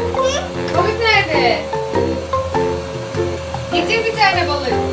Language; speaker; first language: Turkish; native; Turkish